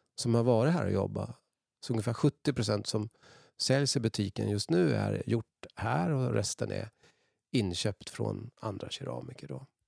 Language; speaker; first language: Swedish; native; Swedish